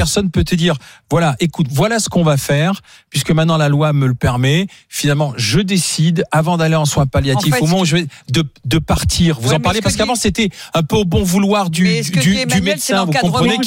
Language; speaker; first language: French; native; French